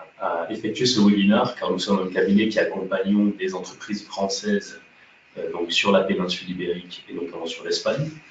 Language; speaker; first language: French; native; French